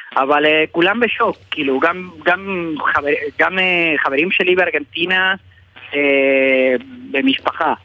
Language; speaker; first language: Hebrew; non-native, learner; Spanish